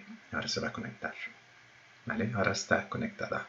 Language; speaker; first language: Spanish; non-native, fluent; French